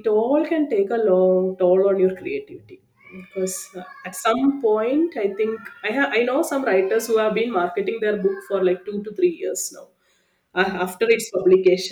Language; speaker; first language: English; non-native, local second language; Malayalam